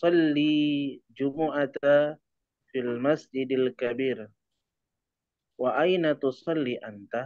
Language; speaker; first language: Arabic; non-native, learner; Indonesian